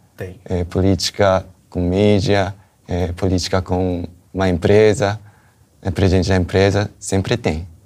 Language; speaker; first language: Portuguese; non-native, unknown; Japanese